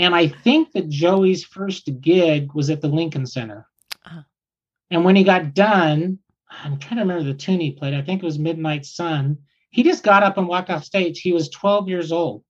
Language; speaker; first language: English; native; English